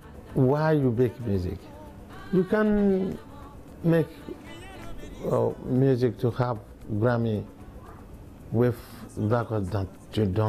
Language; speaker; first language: English; non-native, learner; Bambara